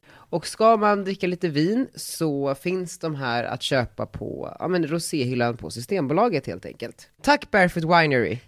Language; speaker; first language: Swedish; native; Swedish